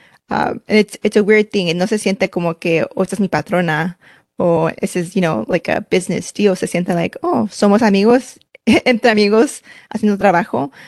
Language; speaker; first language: Spanish; early bilingual, heritage; Spanish